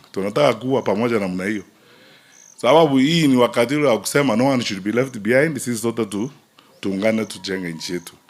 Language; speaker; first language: Swahili; non-native, local second language; Gusii